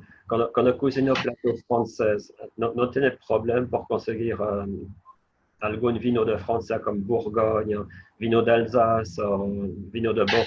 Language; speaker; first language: Spanish; non-native, learner; French